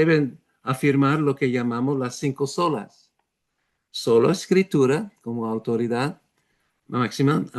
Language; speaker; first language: Spanish; non-native, fluent; English